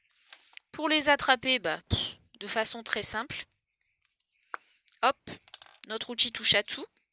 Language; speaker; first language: French; native; French